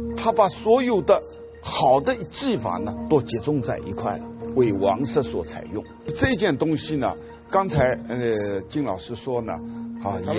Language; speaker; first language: Chinese; native; Chinese